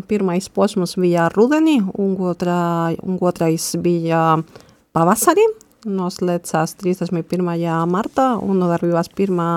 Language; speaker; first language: Latvian; non-native, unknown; Spanish